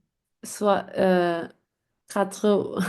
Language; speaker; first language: French; non-native, learner; English